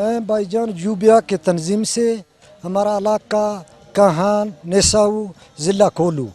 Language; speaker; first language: Hindi; non-native, local second language; Baluchi